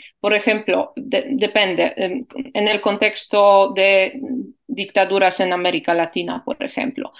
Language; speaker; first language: Spanish; non-native, fluent; Polish